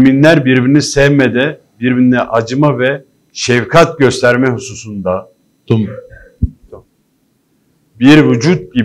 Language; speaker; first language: Turkish; native; Turkish